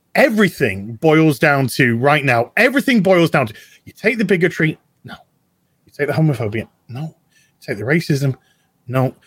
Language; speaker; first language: English; native; English